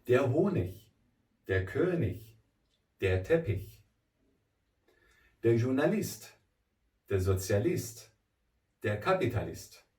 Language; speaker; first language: German; non-native, fluent; Persian